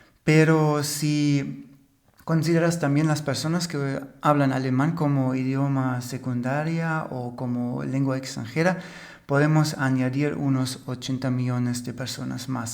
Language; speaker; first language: Spanish; non-native, fluent; German